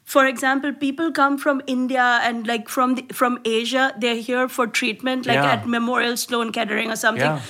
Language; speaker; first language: English; non-native, local second language; Gujarati